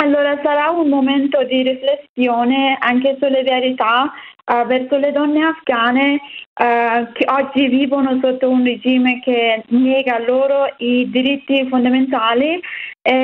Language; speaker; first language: Italian; non-native, learner; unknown